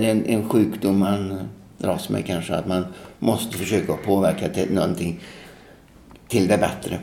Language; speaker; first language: Swedish; native; Swedish